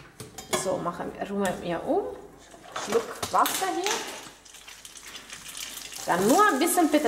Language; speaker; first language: German; non-native, learner; Italian